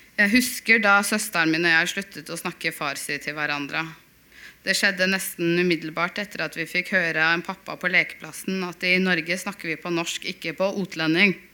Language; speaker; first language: Norwegian; early bilingual, other home language; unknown